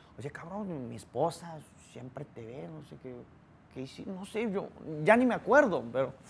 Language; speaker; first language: Spanish; early bilingual, other home language; Korean